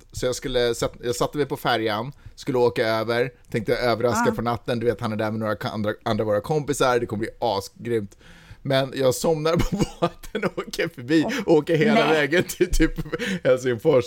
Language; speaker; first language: Swedish; native; Swedish